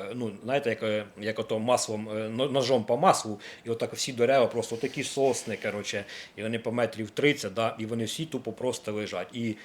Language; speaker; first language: Ukrainian; native; Ukrainian